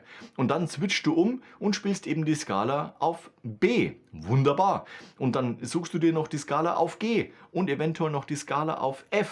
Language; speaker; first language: German; native; German